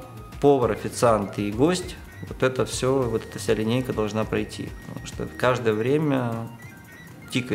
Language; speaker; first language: Russian; native; Russian